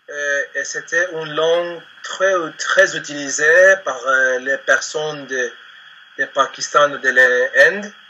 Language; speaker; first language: French; non-native, learner; Spanish